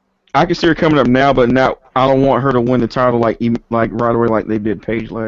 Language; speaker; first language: English; native; English